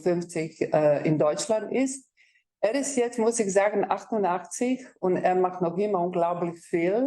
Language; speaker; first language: German; non-native, fluent; Croatian